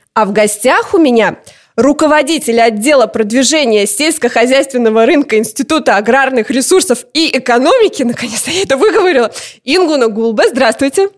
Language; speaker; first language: Russian; native; Russian